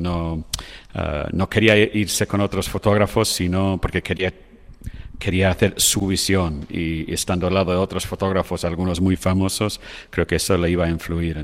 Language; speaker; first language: Spanish; non-native, fluent; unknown